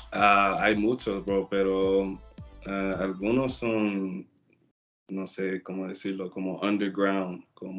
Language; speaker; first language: Spanish; non-native, learner; English